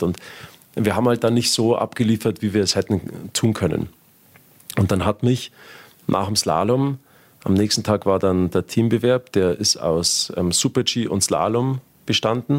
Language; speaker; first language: German; native; German